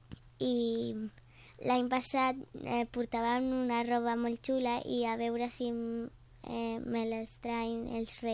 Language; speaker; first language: Catalan; non-native, local second language; Spanish